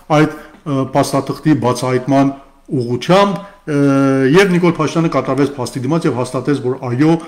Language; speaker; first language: Armenian; early bilingual, heritage; Armenian